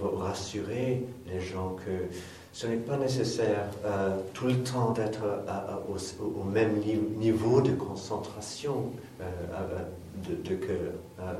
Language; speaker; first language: French; non-native, fluent; English